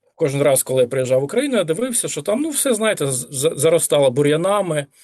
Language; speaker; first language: Ukrainian; native; Ukrainian